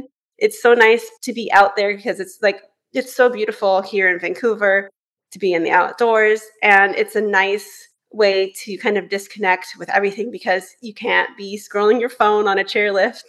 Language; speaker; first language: English; native; English